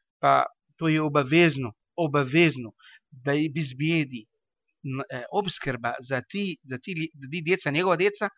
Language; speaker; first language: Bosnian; non-native, learner; Arabic